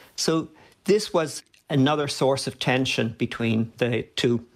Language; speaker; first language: English; native; English